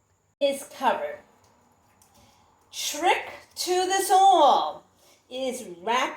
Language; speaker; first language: English; native; English